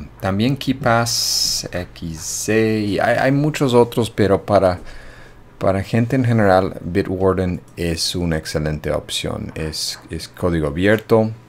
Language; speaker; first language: Spanish; non-native, fluent; English